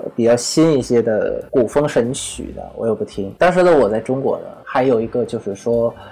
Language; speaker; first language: Chinese; non-native, fluent; Vietnamese